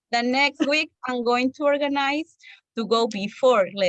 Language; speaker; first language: English; non-native, learner; Spanish